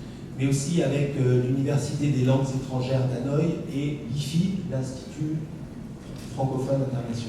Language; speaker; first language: French; native; French